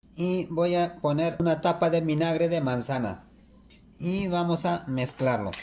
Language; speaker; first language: Spanish; non-native, learner; Turkish